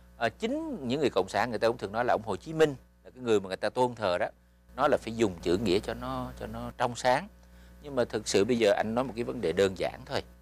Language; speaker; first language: Vietnamese; native; Vietnamese